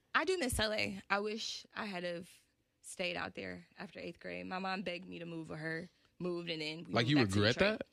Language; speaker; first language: English; native; English